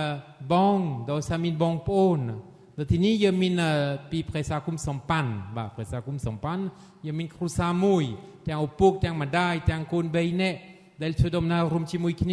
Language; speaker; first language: Khmer; non-native, fluent; French